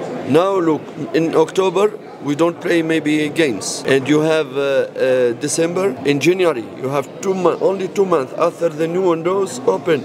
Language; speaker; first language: English; non-native, learner; Arabic